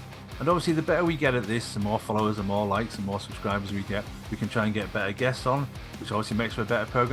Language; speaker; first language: English; native; English